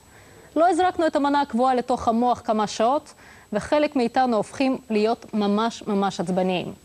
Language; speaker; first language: Hebrew; non-native, local second language; Russian